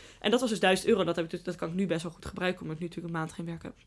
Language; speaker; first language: Dutch; native; Dutch